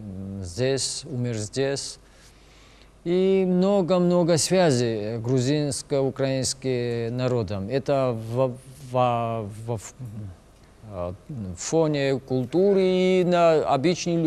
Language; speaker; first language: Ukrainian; non-native, learner; Georgian